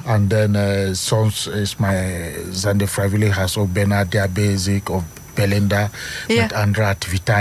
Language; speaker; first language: Dutch; non-native, learner; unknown